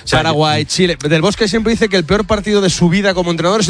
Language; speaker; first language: Spanish; native; Spanish